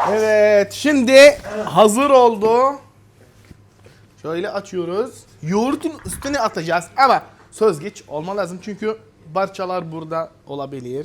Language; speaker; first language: Turkish; non-native, fluent; Arabic